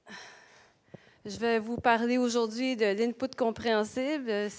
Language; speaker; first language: French; native; French